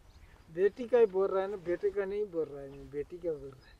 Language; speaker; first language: Hindi; non-native, learner; Bangla